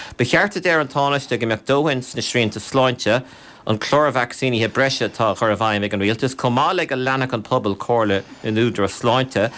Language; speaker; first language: Irish; native; Irish